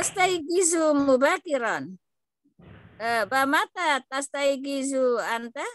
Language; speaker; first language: Arabic; non-native, learner; Indonesian